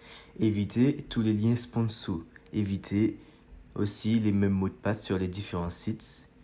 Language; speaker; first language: French; native; French